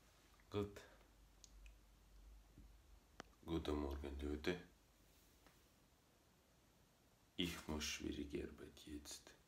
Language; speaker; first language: German; non-native, learner; Russian